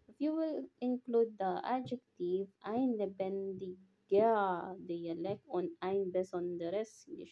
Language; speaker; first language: German; non-native, fluent; Filipino